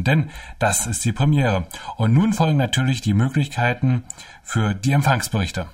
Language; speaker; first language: German; native; German